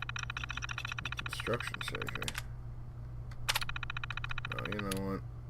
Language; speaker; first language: English; native; English